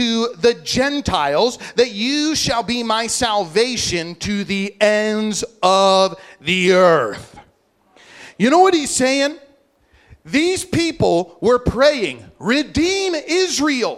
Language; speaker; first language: English; native; English